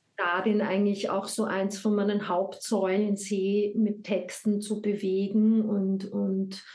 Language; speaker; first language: German; native; German